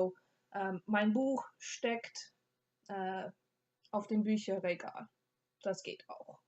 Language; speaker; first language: German; non-native, fluent; English